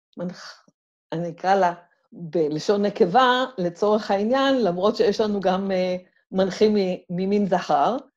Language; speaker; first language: Hebrew; native; Hebrew